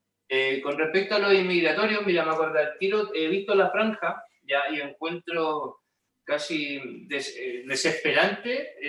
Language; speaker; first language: Spanish; native; Spanish